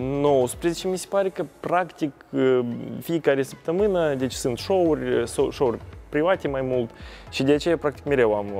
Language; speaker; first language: Romanian; non-native, local second language; Russian